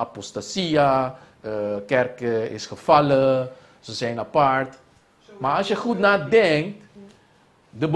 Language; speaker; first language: Dutch; non-native, local second language; Papiamento